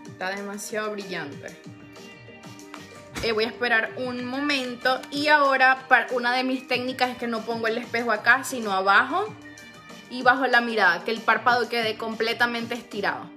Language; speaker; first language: Spanish; native; Spanish